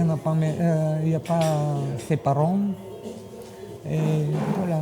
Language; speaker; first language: French; non-native, learner; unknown